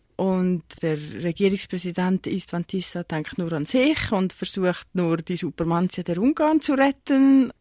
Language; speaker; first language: German; native; German